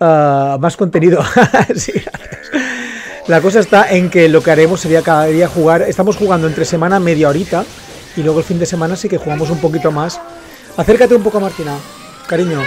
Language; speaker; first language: Spanish; native; Spanish